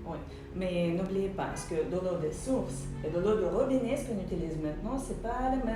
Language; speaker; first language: French; non-native, fluent; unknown